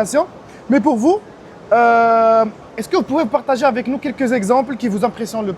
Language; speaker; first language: French; non-native, local second language; Arabic